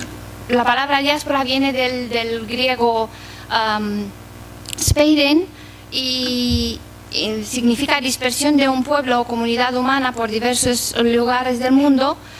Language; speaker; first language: Spanish; non-native, fluent; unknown